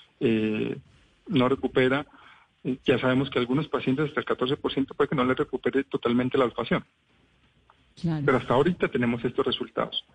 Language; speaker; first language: Spanish; native; Spanish